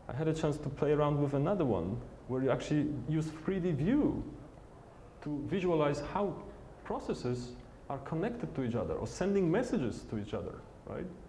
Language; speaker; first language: English; non-native, fluent; Polish